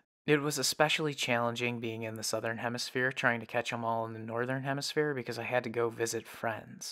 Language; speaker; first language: English; native; English